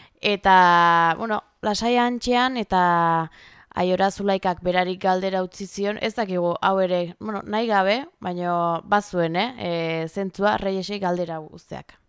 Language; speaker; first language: Basque; native; Basque